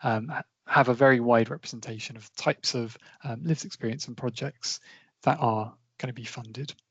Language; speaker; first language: English; native; English